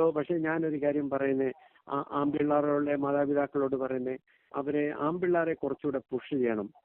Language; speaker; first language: Malayalam; early bilingual, heritage; Malayalam